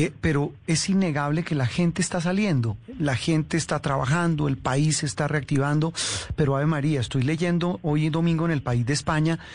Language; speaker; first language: Spanish; native; Spanish